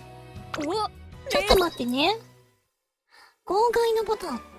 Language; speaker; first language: Japanese; native; Japanese